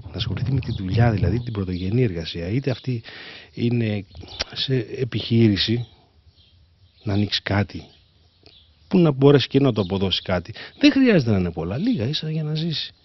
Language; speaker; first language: Greek; native; Greek